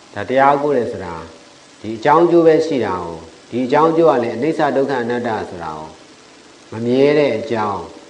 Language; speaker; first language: Burmese; native; Burmese